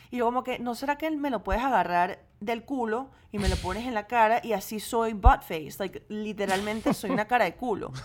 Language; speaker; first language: Spanish; native; Spanish